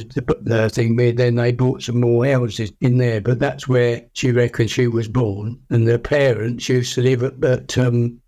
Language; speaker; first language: English; native; English